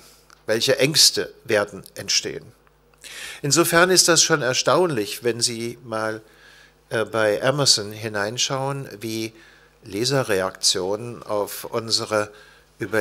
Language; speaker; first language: German; native; German